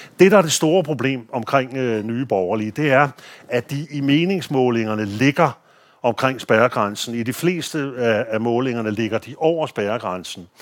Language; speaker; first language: Danish; native; Danish